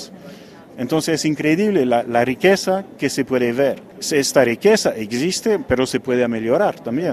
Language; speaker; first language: Spanish; non-native, fluent; French